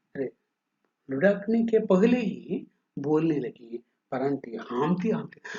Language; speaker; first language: Hindi; non-native, local second language; Kannada